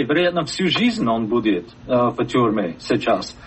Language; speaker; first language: Russian; non-native, fluent; English